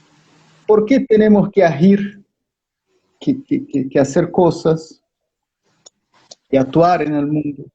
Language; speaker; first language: Spanish; non-native, fluent; Portuguese